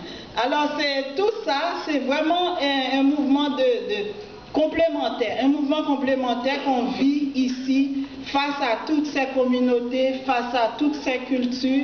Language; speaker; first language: French; non-native, local second language; Haitian Creole